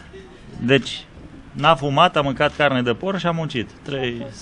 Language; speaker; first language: Romanian; native; Romanian